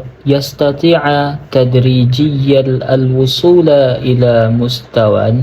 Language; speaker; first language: Arabic; non-native, learner; Indonesian